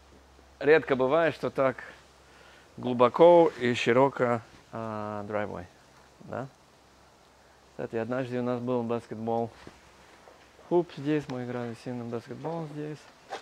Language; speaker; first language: Russian; non-native, learner; English